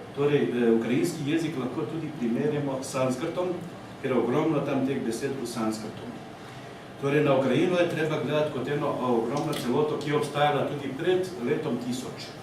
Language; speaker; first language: Slovenian; non-native, fluent; Ukrainian